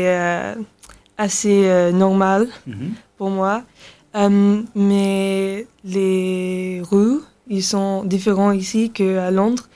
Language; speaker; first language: French; non-native, learner; English